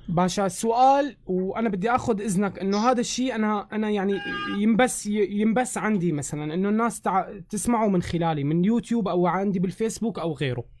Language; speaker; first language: Arabic; native; Arabic